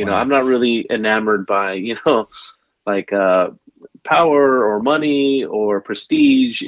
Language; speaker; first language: English; native; English